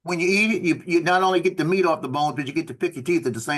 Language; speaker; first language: English; native; English